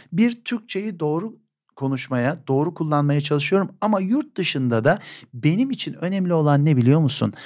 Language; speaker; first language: Turkish; native; Turkish